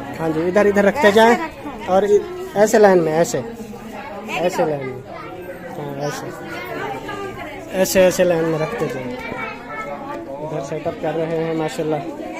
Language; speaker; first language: Hindi; native; Hindi